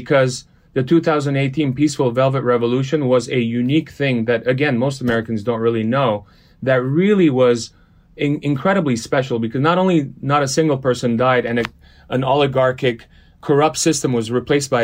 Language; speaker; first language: English; early bilingual, other home language; Armenian